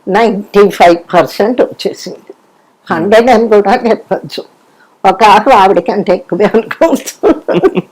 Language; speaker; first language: Telugu; non-native, local second language; Kannada